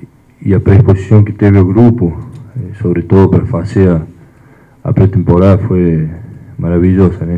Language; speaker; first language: Portuguese; non-native, fluent; Spanish